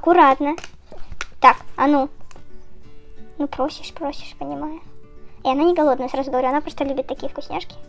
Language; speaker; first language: Russian; native; Russian